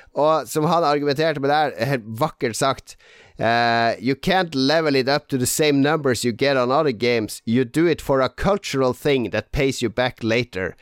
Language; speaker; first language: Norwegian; native; Norwegian